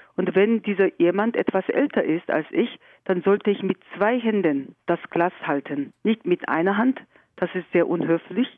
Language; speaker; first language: German; non-native, fluent; Korean